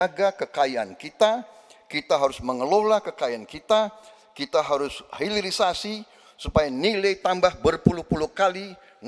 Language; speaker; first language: Indonesian; native; Indonesian